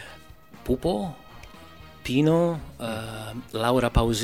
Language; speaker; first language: Italian; early bilingual, heritage; English